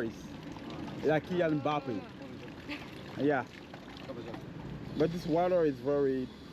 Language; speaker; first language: English; non-native, learner; French